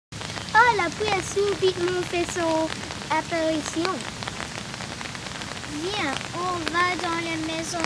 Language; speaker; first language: French; non-native, learner; English